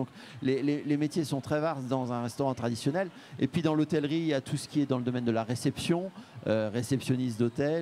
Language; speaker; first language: French; native; French